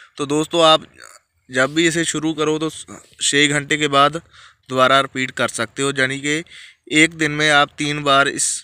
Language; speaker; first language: Hindi; non-native, local second language; Punjabi